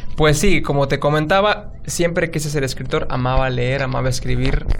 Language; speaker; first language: Spanish; native; Spanish